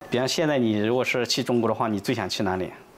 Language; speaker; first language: Chinese; native; Chinese